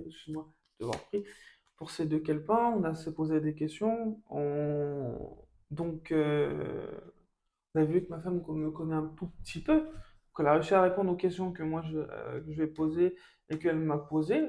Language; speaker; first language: French; native; French